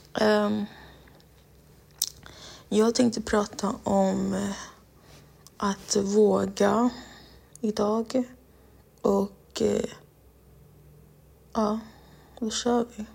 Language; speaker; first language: Swedish; non-native, local second language; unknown